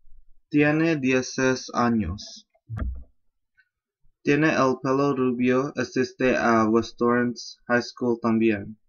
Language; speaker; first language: Spanish; non-native, learner; English